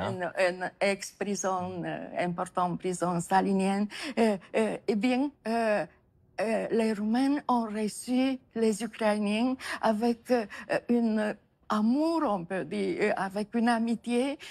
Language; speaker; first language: French; non-native, fluent; Romanian